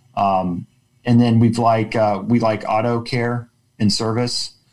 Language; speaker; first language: English; native; English